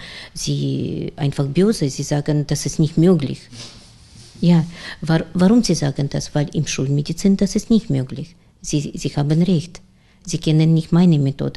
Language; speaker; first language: German; non-native, learner; Russian